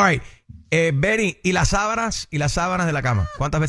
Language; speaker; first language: Spanish; native; Spanish